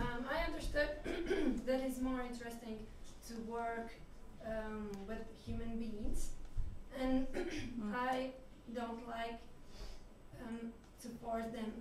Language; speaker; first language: English; non-native, learner; French